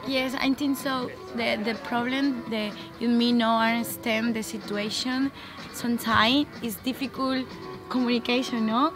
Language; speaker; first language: English; non-native, learner; Spanish